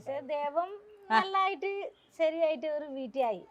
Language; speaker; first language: Malayalam; non-native, local second language; Odia